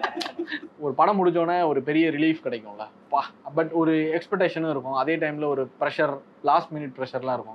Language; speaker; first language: Tamil; native; Tamil